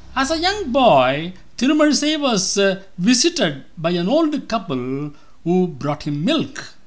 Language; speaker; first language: English; non-native, local second language; Tamil